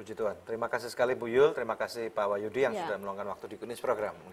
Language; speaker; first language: Indonesian; native; Indonesian